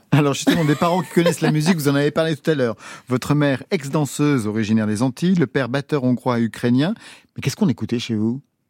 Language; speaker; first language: French; native; French